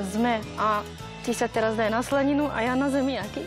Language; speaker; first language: Slovak; non-native, fluent; Serbian